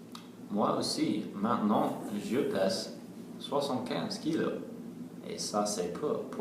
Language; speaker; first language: French; non-native, learner; English